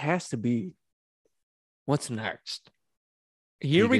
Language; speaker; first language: English; native; English